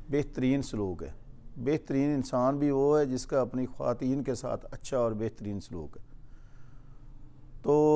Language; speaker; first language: Urdu; non-native, local second language; Punjabi